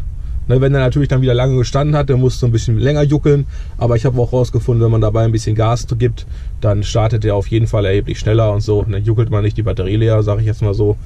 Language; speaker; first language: German; native; German